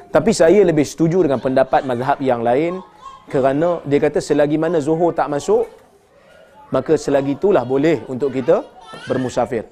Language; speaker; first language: Malay; native; Malay